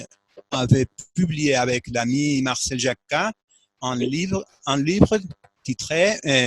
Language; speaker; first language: French; non-native, fluent; Spanish